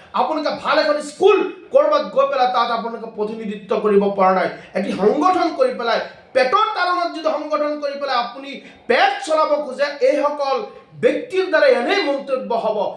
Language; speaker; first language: Assamese; non-native, local second language; Bangla